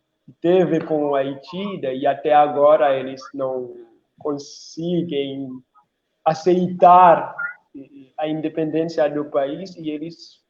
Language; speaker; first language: Portuguese; non-native, local second language; Haitian Creole